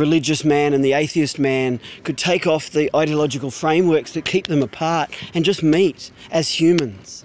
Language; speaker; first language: English; native; English